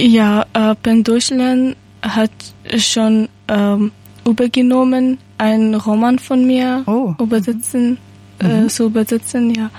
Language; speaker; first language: German; non-native, learner; Persian